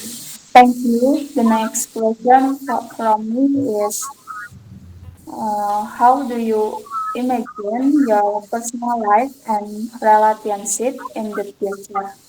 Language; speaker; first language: English; non-native, learner; Indonesian